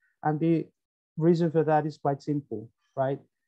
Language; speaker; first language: English; non-native, fluent; Spanish